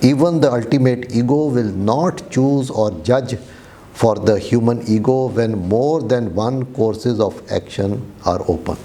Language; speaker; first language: English; non-native, local second language; Urdu